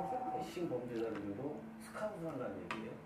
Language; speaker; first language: Korean; native; Korean